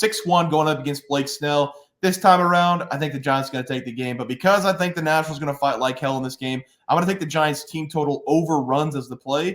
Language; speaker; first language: English; native; English